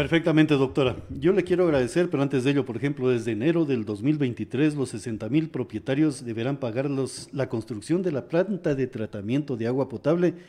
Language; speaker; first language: Spanish; native; Spanish